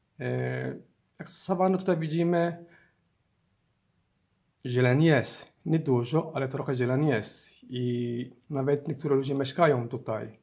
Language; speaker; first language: Polish; non-native, learner; Somali